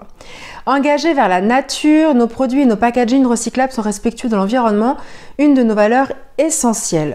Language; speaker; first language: French; native; French